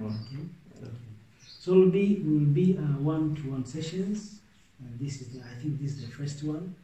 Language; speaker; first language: English; non-native, local second language; Swahili